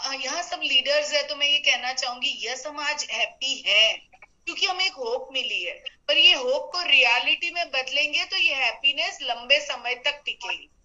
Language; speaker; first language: Hindi; native; Hindi